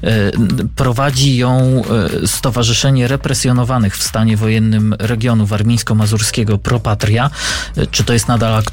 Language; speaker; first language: Polish; native; Polish